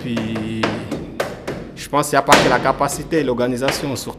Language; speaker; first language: French; non-native, fluent; Portuguese